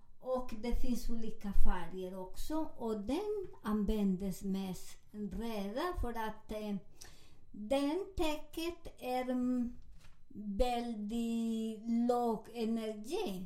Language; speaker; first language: Swedish; non-native, learner; Spanish